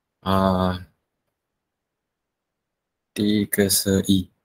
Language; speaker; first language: Chinese; non-native, learner; Vietnamese